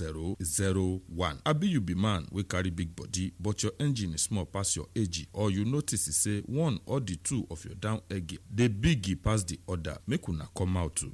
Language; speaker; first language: Nigerian Pidgin; non-native, local second language; Yoruba